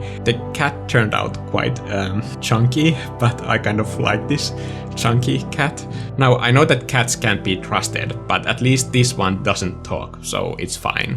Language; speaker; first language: English; non-native, fluent; Finnish